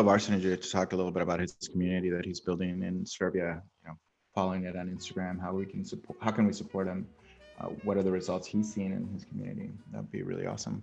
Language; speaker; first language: English; non-native, fluent; Spanish